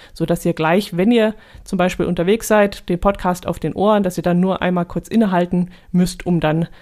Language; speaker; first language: German; native; German